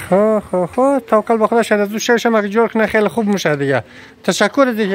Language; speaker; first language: Persian; native; Persian